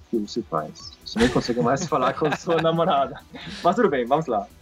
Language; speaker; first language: Portuguese; non-native, fluent; German